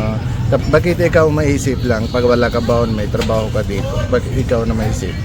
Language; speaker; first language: Filipino; non-native, local second language; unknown